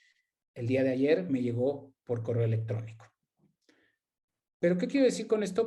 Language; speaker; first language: Spanish; native; Spanish